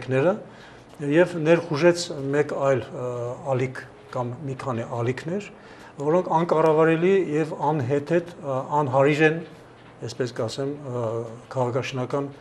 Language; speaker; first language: Armenian; native; Armenian